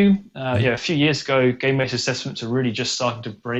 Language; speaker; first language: English; native; English